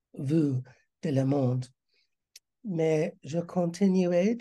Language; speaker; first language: French; non-native, learner; English